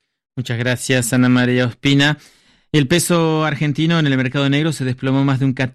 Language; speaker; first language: Spanish; native; Spanish